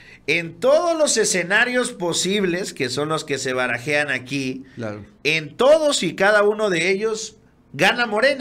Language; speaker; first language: Spanish; native; Spanish